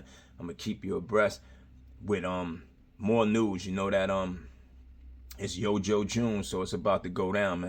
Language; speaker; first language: English; native; English